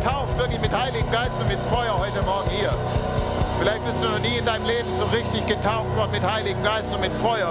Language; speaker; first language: German; native; German